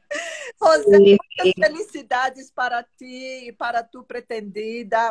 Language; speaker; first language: Spanish; non-native, fluent; Portuguese